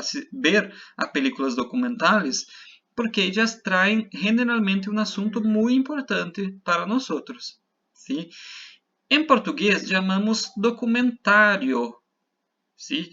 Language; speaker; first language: Spanish; non-native, fluent; Portuguese